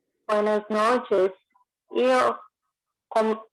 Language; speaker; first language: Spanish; non-native, learner; Portuguese